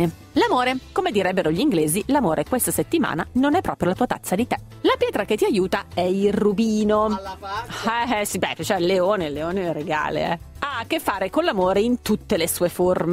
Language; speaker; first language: Italian; native; Italian